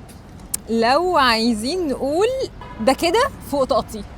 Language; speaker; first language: Arabic; native; Arabic